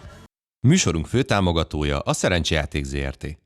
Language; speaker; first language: Hungarian; native; Hungarian